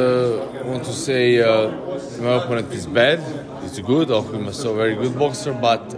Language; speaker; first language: English; non-native, learner; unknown